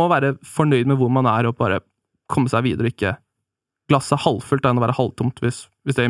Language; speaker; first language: Norwegian; native; Norwegian